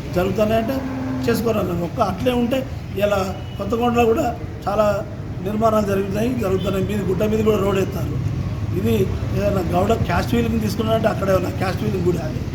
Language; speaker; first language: Telugu; native; Telugu